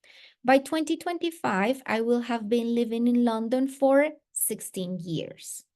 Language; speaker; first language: English; non-native, fluent; Spanish